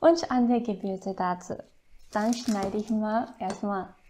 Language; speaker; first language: German; non-native, fluent; Japanese